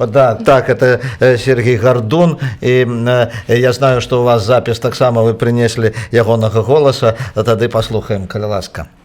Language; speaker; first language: Belarusian; native; Belarusian